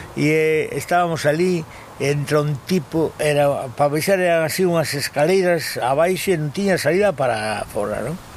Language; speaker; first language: Galician; native; Galician